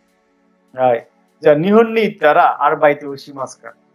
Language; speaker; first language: Japanese; non-native, fluent; Bangla